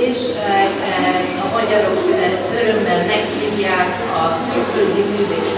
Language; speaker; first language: Hungarian; non-native, learner; English